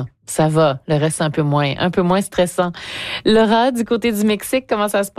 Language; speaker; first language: French; native; French